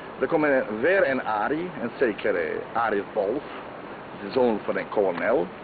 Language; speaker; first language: Dutch; non-native, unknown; Croatian